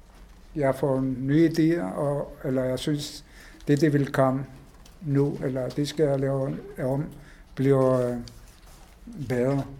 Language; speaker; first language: Danish; non-native, fluent; Hebrew